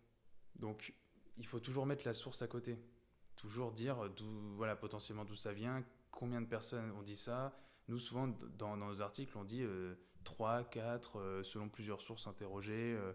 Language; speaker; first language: French; native; French